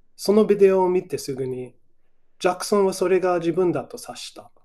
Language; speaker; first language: Japanese; non-native, fluent; English